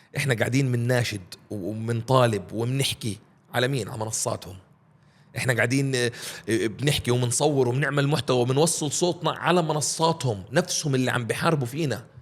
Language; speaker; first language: Arabic; early bilingual, heritage; Arabic